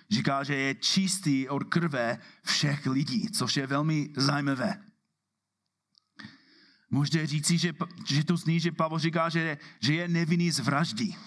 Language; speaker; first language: Czech; non-native, fluent; English